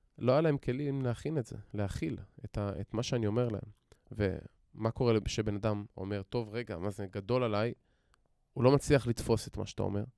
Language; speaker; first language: Hebrew; native; Hebrew